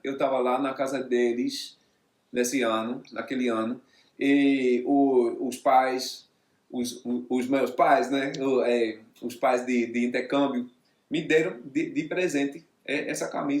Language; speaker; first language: Portuguese; non-native, fluent; English